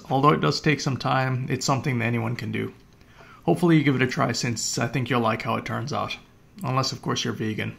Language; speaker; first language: English; native; English